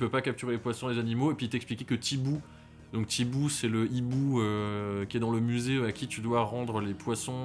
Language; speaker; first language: French; native; French